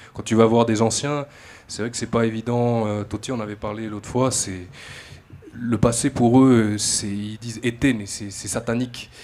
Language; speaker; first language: French; native; French